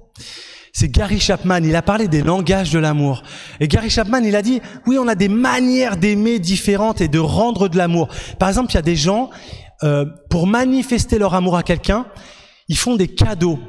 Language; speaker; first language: French; native; French